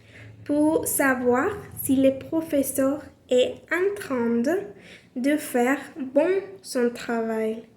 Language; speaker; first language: French; non-native, learner; Spanish